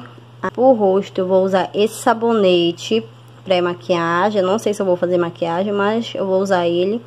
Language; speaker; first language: Portuguese; native; Portuguese